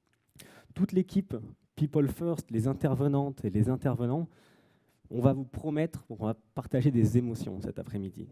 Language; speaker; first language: French; native; French